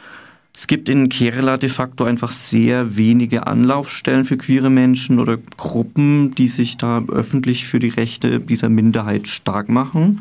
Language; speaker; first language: German; native; German